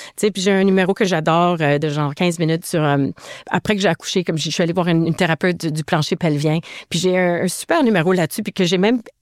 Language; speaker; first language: French; native; French